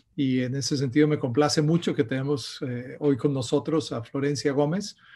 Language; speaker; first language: Spanish; native; Spanish